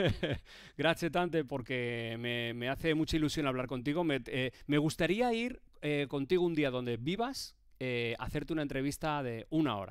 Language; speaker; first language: Spanish; native; Spanish